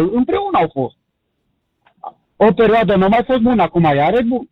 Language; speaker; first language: Romanian; native; Romanian